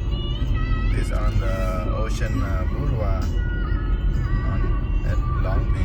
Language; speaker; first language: English; non-native, learner; Khmer